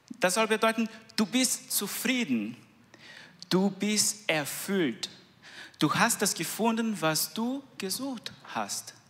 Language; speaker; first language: German; non-native, learner; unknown